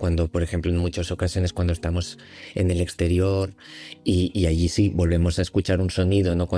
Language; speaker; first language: Spanish; native; Spanish